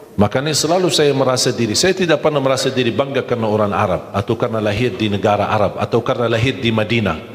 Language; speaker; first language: Malay; non-native, fluent; Arabic